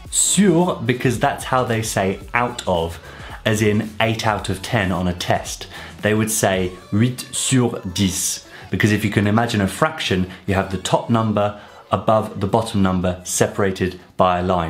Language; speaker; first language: English; native; English